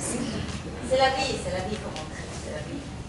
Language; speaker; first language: French; non-native, fluent; Arabic